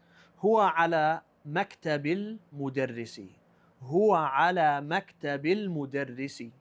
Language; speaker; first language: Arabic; non-native, fluent; English